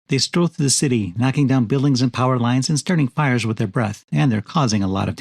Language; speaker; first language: English; native; English